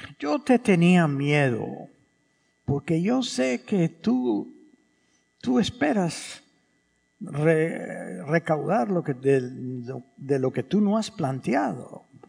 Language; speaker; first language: Spanish; early bilingual, heritage; English